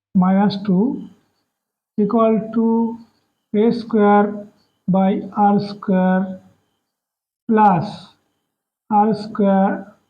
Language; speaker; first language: English; non-native, local second language; Bangla